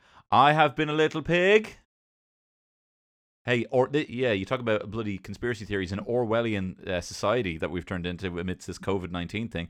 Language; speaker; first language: English; native; English